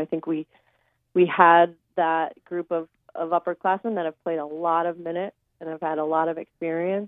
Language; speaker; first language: English; native; English